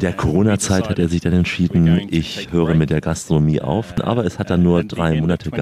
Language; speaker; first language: German; native; German